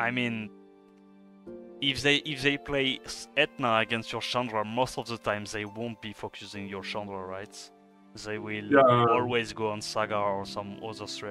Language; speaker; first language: English; non-native, fluent; French